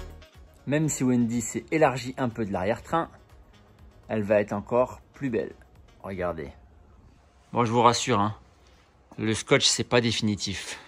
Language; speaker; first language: French; native; French